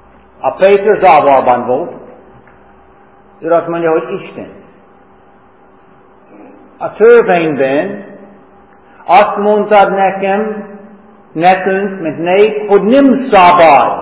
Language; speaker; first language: Hungarian; non-native, fluent; English